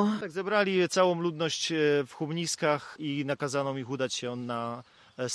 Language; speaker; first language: Polish; native; Polish